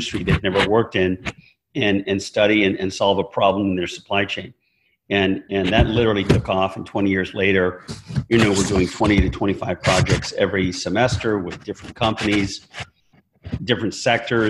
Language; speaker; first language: English; native; English